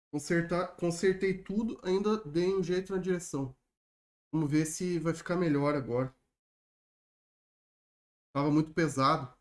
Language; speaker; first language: Portuguese; native; Portuguese